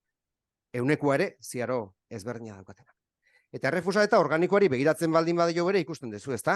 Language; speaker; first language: Basque; native; Basque